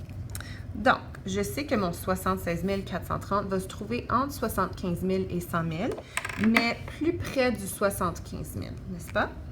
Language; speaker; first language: French; native; French